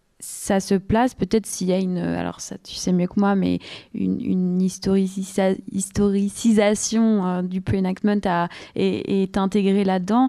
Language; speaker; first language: French; native; French